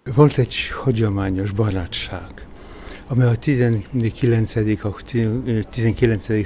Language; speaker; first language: Hungarian; non-native, fluent; Polish